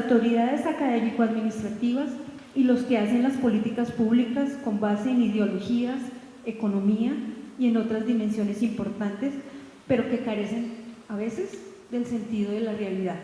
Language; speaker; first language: Spanish; native; Spanish